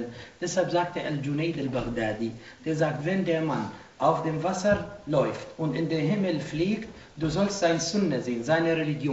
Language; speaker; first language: German; non-native, fluent; Arabic